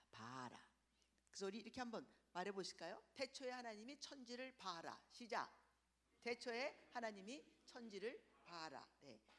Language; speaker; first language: Korean; early bilingual, heritage; Korean